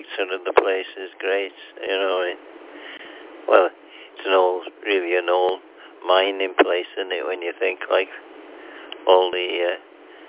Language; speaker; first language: English; native; English